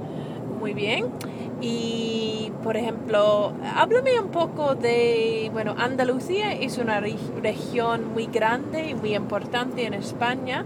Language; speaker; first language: Spanish; non-native, fluent; English